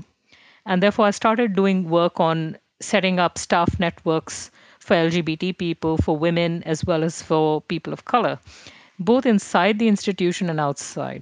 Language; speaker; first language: English; non-native, local second language; Hindi